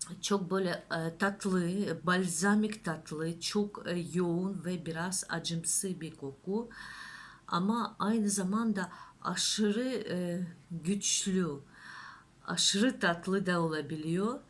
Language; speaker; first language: Turkish; non-native, learner; Russian